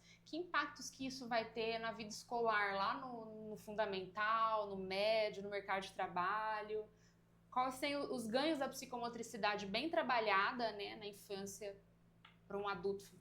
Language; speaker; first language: Portuguese; native; Portuguese